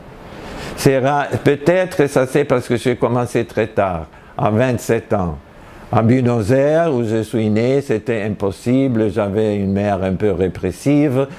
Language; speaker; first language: French; non-native, fluent; Spanish